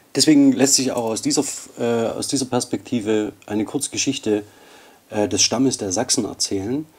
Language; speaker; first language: German; native; German